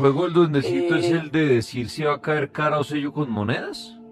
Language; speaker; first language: Spanish; native; Spanish